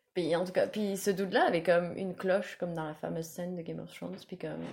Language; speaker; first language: French; non-native, fluent; English